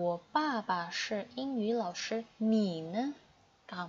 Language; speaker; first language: Chinese; non-native, fluent; Indonesian